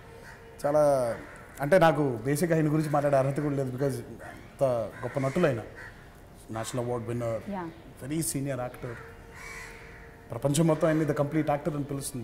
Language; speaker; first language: Telugu; native; Telugu